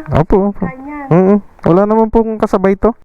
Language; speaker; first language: Filipino; native; Filipino